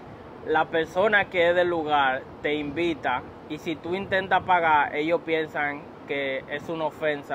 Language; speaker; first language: Spanish; native; Spanish